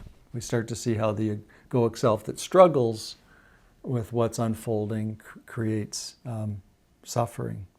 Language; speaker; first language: English; native; English